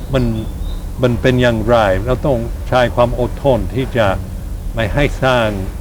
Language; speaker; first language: Thai; non-native, fluent; English